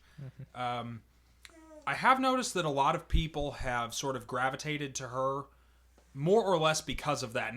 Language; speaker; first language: English; native; English